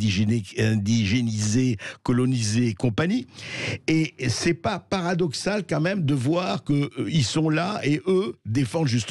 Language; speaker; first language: French; native; French